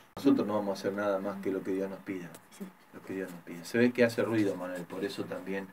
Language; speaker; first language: Spanish; native; Spanish